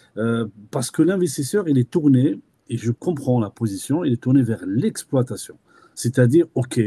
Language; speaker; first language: French; native; French